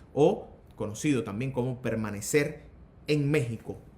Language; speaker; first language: Spanish; native; Spanish